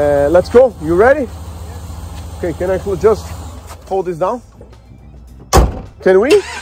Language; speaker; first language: English; non-native, fluent; Portuguese